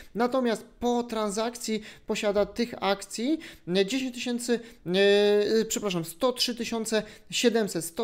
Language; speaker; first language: Polish; native; Polish